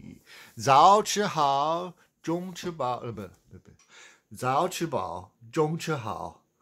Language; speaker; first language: Chinese; non-native, fluent; English